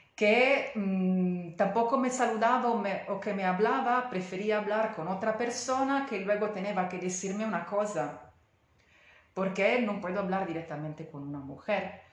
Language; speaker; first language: Spanish; non-native, fluent; Italian